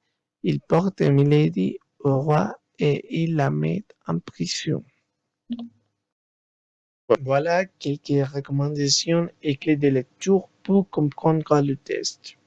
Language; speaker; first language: French; non-native, learner; Spanish